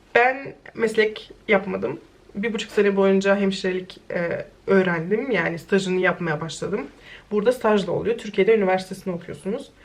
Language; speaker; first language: Turkish; early bilingual, heritage; Turkish